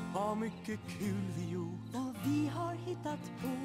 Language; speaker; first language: Swedish; early bilingual, other home language; German